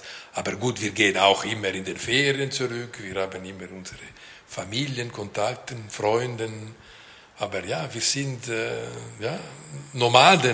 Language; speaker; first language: German; non-native, local second language; French